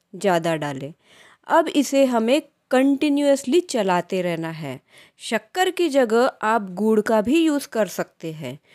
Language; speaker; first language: Hindi; non-native, local second language; Marathi